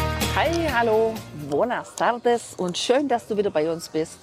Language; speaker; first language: German; native; German